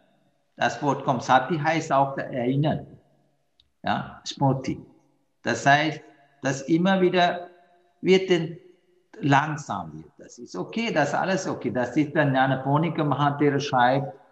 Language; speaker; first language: German; non-native, fluent; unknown